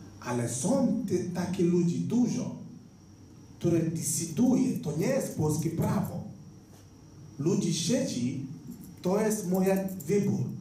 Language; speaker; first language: Polish; non-native, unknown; Igbo